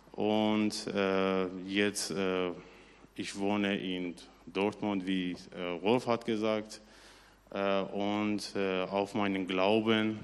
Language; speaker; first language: German; non-native, learner; Persian